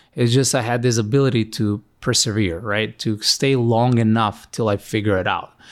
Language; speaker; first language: English; non-native, fluent; Macedonian